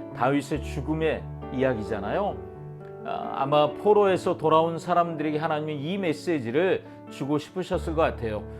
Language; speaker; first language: Korean; native; Korean